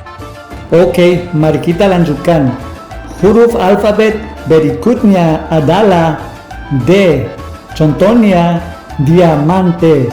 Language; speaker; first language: Indonesian; non-native, learner; Spanish